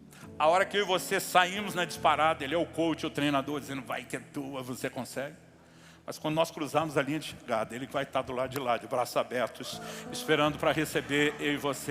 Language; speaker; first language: Portuguese; native; Portuguese